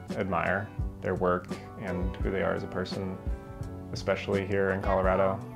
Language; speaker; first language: English; native; English